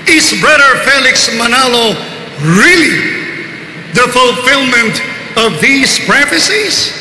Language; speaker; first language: English; non-native, local second language; Filipino